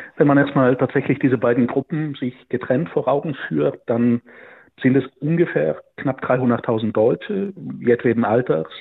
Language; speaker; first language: German; non-native, fluent; Bulgarian